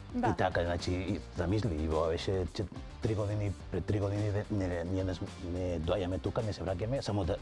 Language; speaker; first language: Macedonian; non-native, learner; English